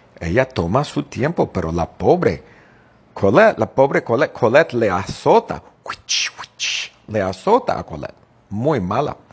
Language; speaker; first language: Spanish; non-native, fluent; English